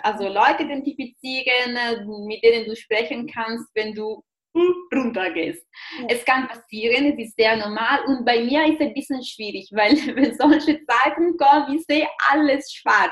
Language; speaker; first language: German; non-native, fluent; Italian